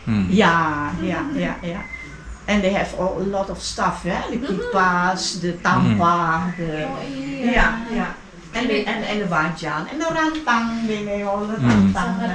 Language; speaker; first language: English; non-native, learner; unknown